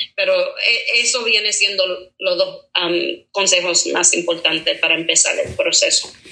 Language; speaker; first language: Spanish; early bilingual, heritage; Spanish